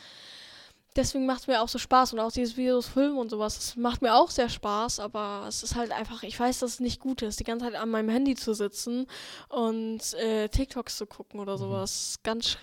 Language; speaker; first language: German; native; German